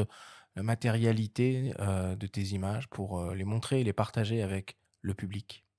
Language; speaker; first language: French; native; French